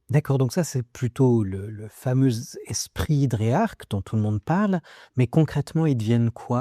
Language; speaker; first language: French; native; French